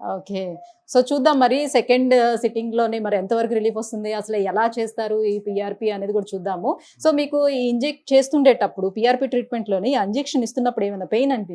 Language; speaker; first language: Telugu; native; Telugu